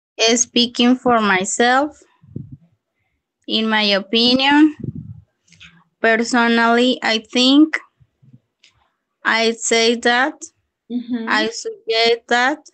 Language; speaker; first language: English; non-native, learner; Spanish